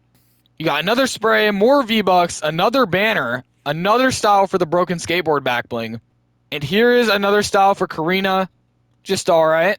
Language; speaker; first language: English; native; English